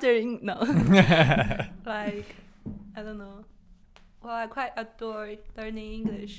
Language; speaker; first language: English; non-native, fluent; Chinese